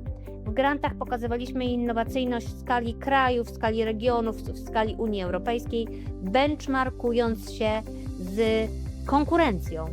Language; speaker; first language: Polish; native; Polish